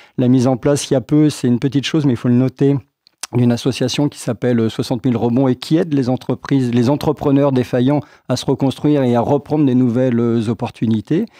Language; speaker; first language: French; native; French